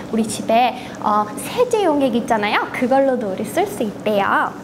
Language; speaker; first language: Korean; native; Korean